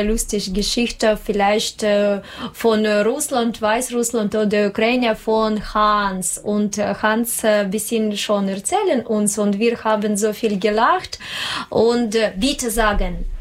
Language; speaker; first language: German; non-native, learner; Russian